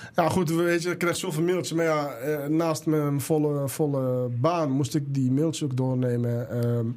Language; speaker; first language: Dutch; early bilingual, other home language; Arabic